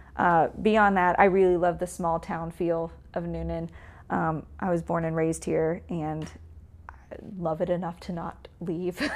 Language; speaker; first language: English; native; English